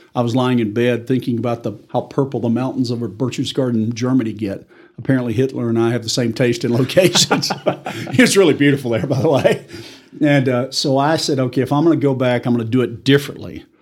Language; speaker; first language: English; native; English